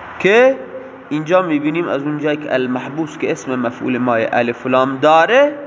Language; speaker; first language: Persian; non-native, local second language; Baluchi